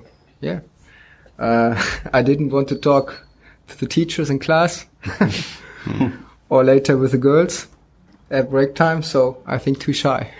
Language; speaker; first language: English; non-native, fluent; German